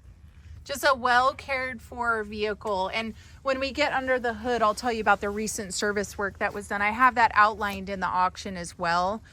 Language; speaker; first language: English; native; English